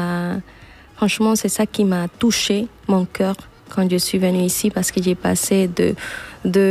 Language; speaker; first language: French; non-native, fluent; Spanish